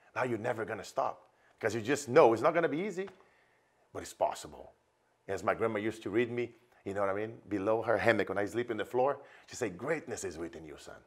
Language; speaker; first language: English; non-native, fluent; Portuguese